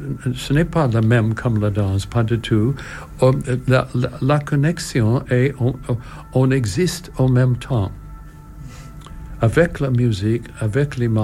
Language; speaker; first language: French; non-native, learner; English